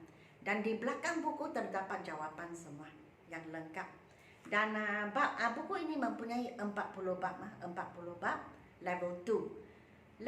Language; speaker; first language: Malay; non-native, local second language; Chinese